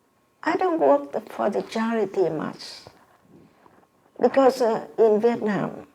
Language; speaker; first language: English; non-native, learner; Vietnamese